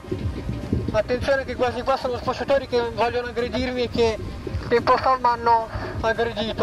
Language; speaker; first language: Italian; native; Italian